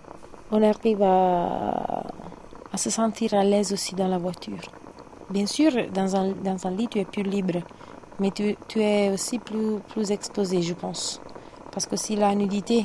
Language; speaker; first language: French; non-native, fluent; Italian